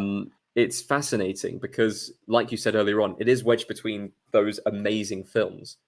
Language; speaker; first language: English; native; English